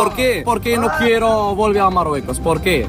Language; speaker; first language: Spanish; non-native, learner; Arabic